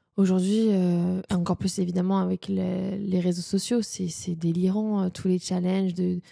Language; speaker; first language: French; native; French